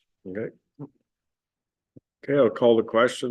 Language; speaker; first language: English; native; English